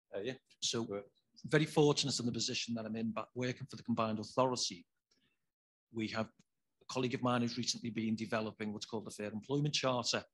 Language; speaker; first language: English; native; English